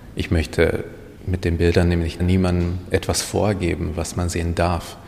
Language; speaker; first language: German; non-native, fluent; Hungarian